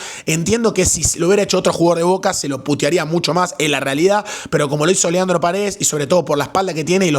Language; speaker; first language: Spanish; native; Spanish